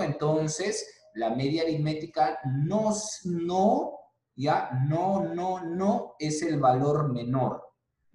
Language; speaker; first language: Spanish; native; Spanish